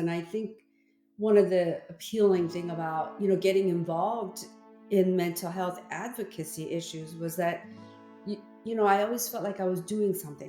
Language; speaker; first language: English; early bilingual, other home language; Korean